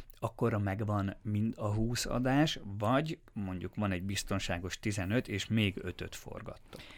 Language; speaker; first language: Hungarian; native; Hungarian